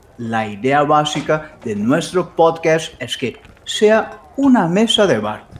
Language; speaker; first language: Spanish; non-native, fluent; Portuguese